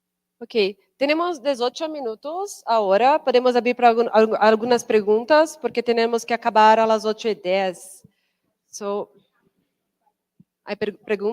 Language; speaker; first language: Spanish; non-native, learner; Portuguese